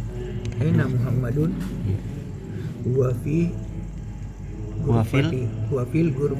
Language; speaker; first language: Arabic; non-native, learner; Indonesian